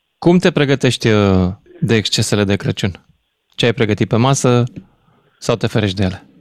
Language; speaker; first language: Romanian; native; Romanian